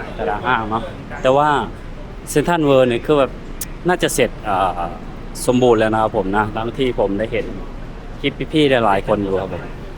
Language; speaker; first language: Thai; native; Thai